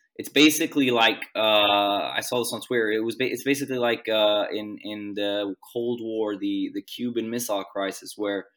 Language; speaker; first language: English; non-native, fluent; Swedish